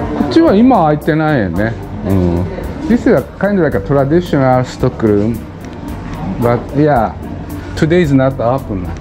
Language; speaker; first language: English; non-native, learner; Japanese